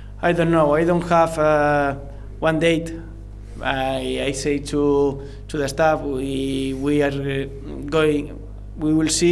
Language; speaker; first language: English; non-native, learner; Spanish